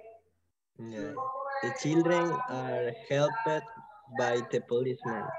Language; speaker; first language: English; non-native, learner; Spanish